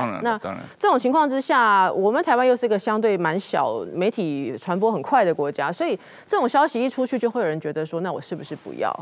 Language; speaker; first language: Chinese; native; Chinese